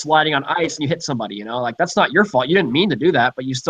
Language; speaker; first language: English; native; English